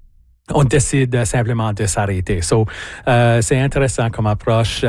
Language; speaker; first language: French; native; French